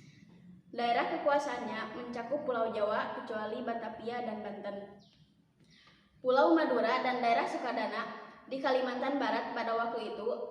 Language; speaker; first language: Indonesian; native; Indonesian